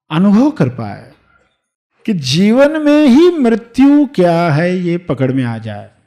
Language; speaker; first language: Hindi; native; Hindi